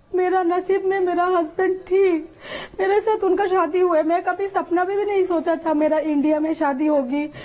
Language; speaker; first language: Hindi; non-native, learner; Bangla